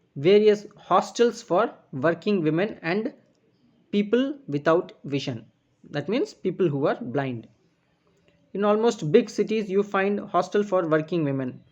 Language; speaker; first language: English; non-native, local second language; Tamil